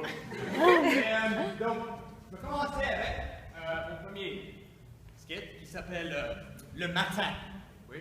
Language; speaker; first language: French; native; French